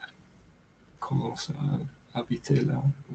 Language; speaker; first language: French; non-native, learner; English